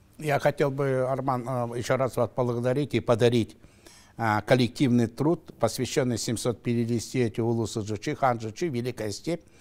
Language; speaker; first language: Russian; non-native, local second language; Kazakh